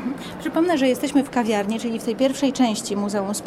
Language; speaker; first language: Polish; native; Polish